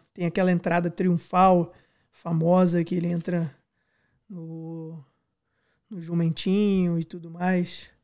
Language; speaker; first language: Portuguese; native; Portuguese